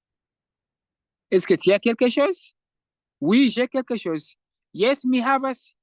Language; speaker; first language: French; non-native, fluent; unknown